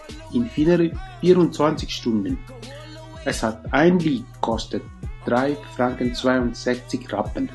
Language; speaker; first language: German; non-native, learner; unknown